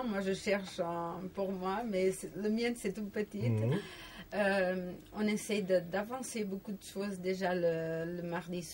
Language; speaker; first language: French; non-native, learner; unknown